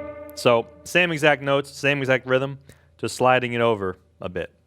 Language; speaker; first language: English; native; English